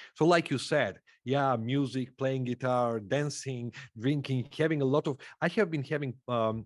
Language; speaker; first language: English; non-native, fluent; Macedonian